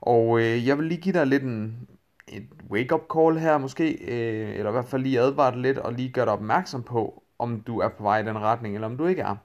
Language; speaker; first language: Danish; native; Danish